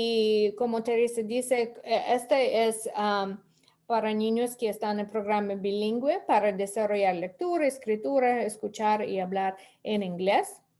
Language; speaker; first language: Spanish; non-native, fluent; English